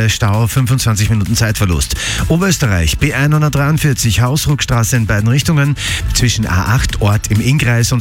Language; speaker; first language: German; native; German